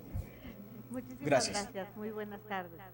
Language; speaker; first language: Spanish; native; Spanish